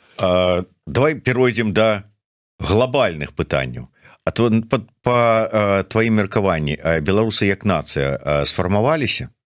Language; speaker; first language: Belarusian; non-native, local second language; Russian